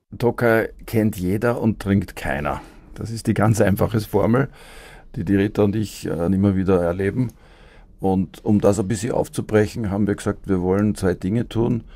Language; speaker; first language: German; native; German